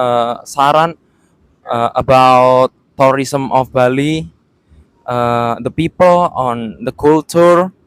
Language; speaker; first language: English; non-native, learner; Indonesian